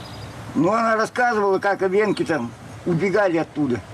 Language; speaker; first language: Russian; native; Russian